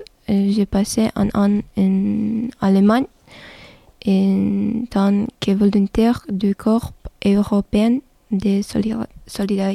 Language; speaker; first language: French; non-native, fluent; Czech